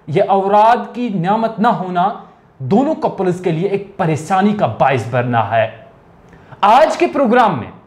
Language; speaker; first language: Hindi; non-native, local second language; Kashmiri